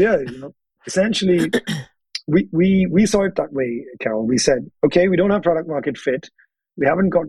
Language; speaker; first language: English; non-native, local second language; Telugu